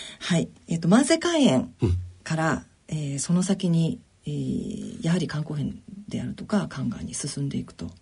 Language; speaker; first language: Japanese; native; Japanese